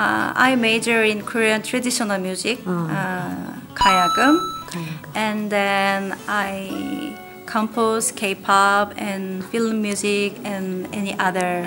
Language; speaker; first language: English; non-native, learner; Korean